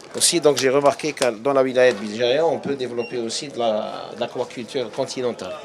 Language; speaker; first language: French; non-native, local second language; Arabic